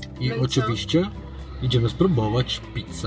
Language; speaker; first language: Polish; non-native, learner; Italian